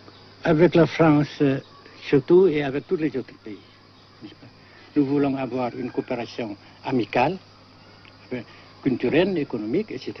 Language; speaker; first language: French; non-native, fluent; Vietnamese